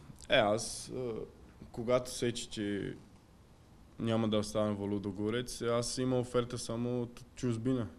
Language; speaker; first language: Bulgarian; non-native, learner; Portuguese